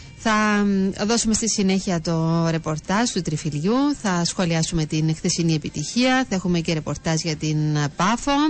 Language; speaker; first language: Greek; native; Greek